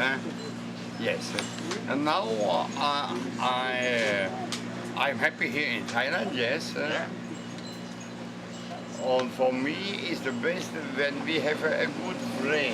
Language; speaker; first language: English; non-native, learner; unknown